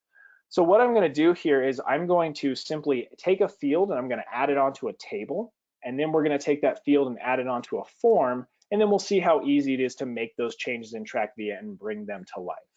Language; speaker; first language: English; native; English